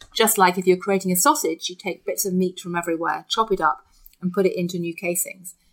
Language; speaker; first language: English; native; English